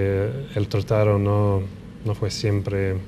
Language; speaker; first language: Spanish; non-native, fluent; English